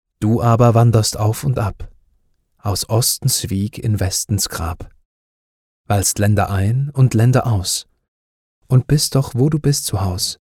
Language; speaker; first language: German; native; German